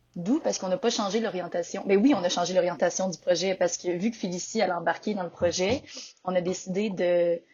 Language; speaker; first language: French; native; French